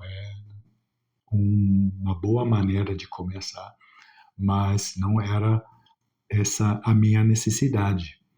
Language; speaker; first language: Portuguese; non-native, fluent; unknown